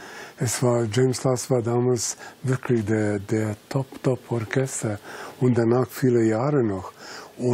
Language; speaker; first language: German; non-native, fluent; Serbian